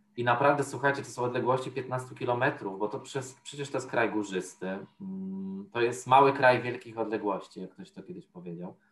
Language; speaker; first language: Polish; native; Polish